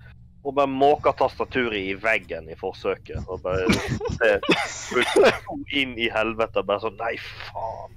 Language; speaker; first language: Norwegian; native; Norwegian